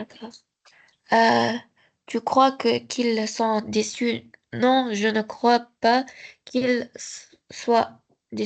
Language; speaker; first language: French; non-native, learner; Arabic